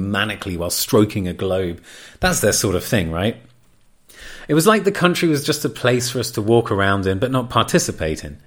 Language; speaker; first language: English; native; English